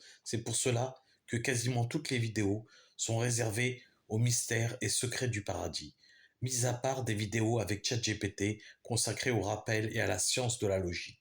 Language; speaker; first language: French; native; French